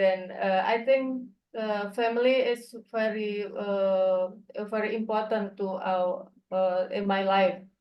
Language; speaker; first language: English; non-native, learner; Indonesian